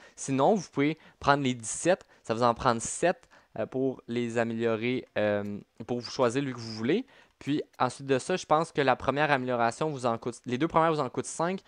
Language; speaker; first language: French; native; French